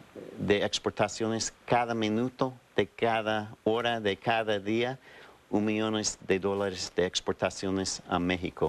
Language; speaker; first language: Spanish; non-native, fluent; English